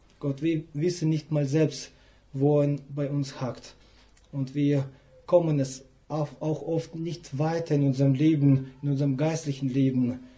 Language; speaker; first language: German; non-native, fluent; Russian